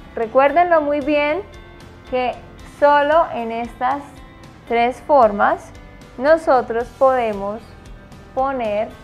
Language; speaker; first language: Spanish; native; Spanish